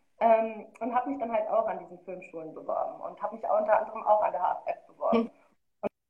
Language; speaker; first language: German; early bilingual, other home language; Arabic